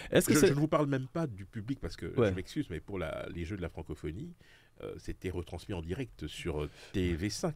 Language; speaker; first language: French; native; French